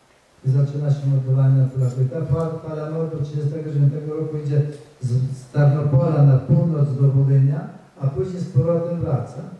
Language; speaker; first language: Polish; native; Polish